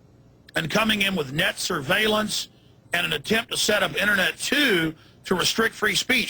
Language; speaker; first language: English; native; English